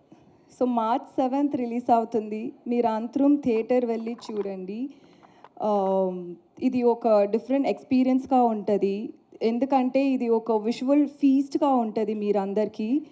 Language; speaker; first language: Telugu; non-native, learner; Tamil